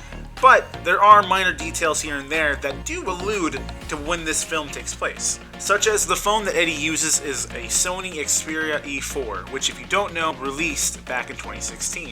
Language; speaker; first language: English; native; English